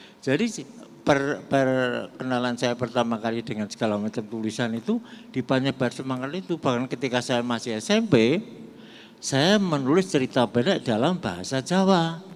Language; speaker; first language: Indonesian; non-native, local second language; Javanese